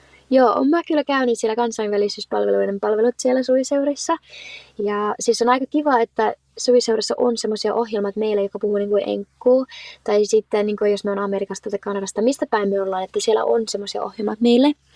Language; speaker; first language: Finnish; early bilingual, heritage; Finnish